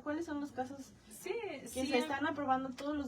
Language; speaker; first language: Spanish; native; Spanish